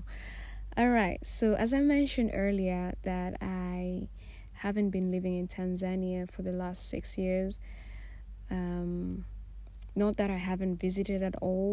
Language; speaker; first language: English; non-native, local second language; Swahili